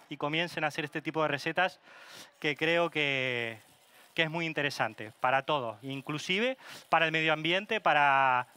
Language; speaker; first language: Spanish; non-native, local second language; Catalan